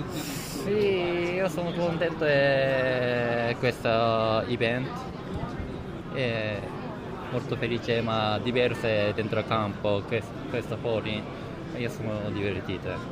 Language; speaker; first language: Italian; non-native, learner; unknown